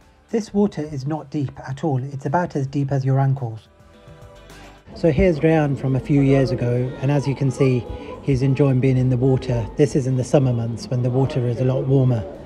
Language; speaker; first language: English; early bilingual, other home language; Hindi